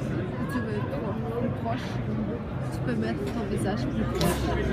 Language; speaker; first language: French; non-native, fluent; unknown